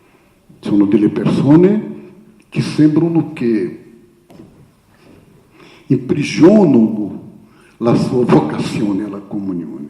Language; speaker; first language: Italian; non-native, fluent; Portuguese